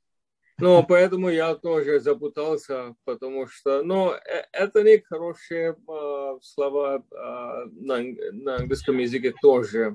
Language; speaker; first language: Russian; non-native, fluent; English